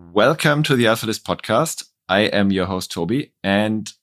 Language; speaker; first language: English; non-native, fluent; German